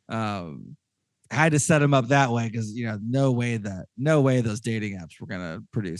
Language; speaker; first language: English; native; English